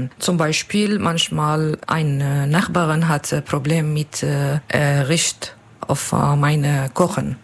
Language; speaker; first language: German; non-native, learner; Turkish